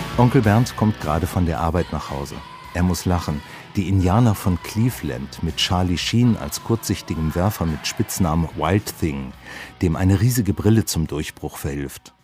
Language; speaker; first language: German; native; German